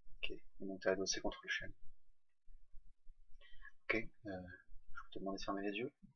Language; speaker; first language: French; native; French